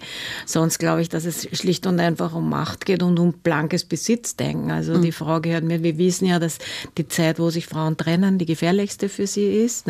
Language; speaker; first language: German; native; German